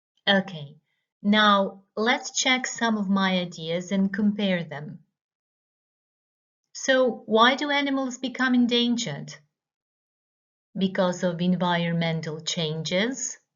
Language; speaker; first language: English; non-native, fluent; Croatian